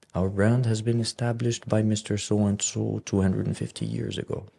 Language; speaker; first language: English; non-native, fluent; Arabic